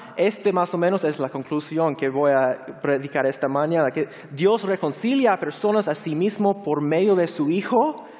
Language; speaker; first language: Spanish; non-native, fluent; English